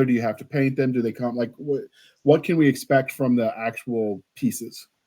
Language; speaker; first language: English; native; English